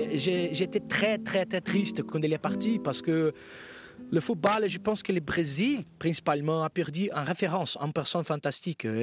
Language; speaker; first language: French; non-native, fluent; Portuguese